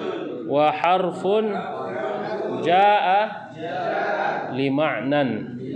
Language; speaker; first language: Arabic; non-native, fluent; Indonesian